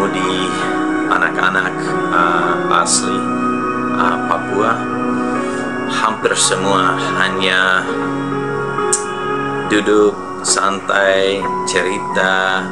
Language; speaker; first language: Indonesian; non-native, fluent; English